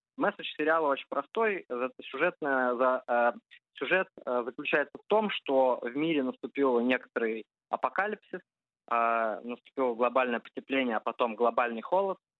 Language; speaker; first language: Russian; early bilingual, heritage; Russian